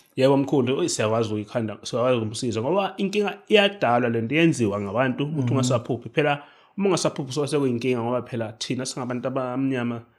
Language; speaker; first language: Zulu; native; Zulu